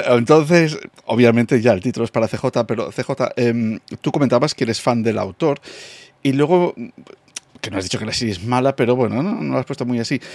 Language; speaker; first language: Spanish; non-native, fluent; English